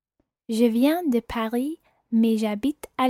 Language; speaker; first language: French; non-native, learner; English